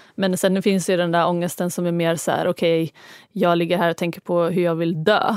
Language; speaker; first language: Swedish; early bilingual, other home language; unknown